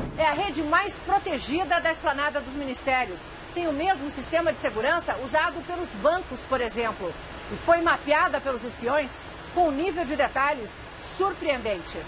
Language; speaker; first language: Portuguese; native; Portuguese